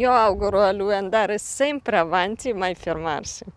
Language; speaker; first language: Italian; non-native, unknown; Russian